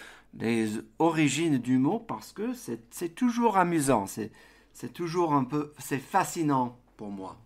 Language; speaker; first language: French; non-native, fluent; English